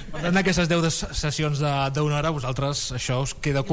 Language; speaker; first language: Catalan; native; Catalan